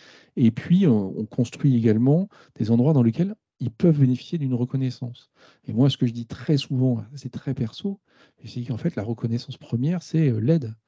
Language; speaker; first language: French; native; French